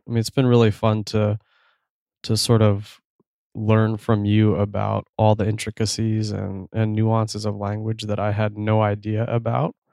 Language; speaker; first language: English; native; English